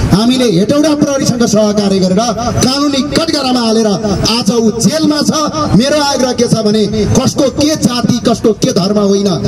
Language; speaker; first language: Nepali; native; Nepali